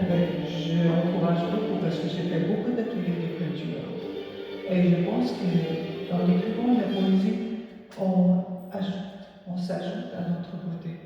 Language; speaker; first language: French; non-native, fluent; Arabic